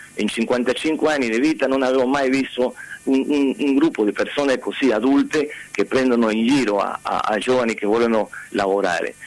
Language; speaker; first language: Italian; non-native, fluent; Spanish